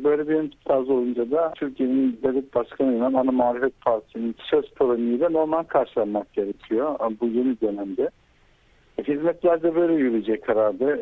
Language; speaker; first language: Turkish; native; Turkish